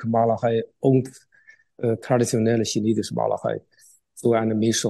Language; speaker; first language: German; non-native, learner; Chinese